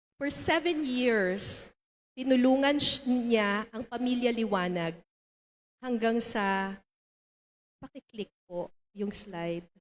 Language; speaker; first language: Filipino; native; Filipino